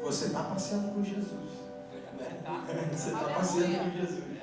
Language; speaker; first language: Portuguese; native; Portuguese